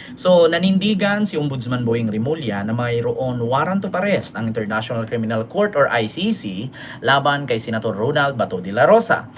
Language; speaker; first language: Filipino; non-native, local second language; Cebuano